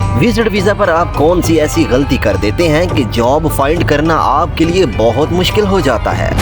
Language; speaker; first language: Urdu; non-native, local second language; Punjabi